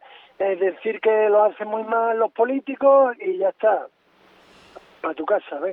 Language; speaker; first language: Spanish; native; Spanish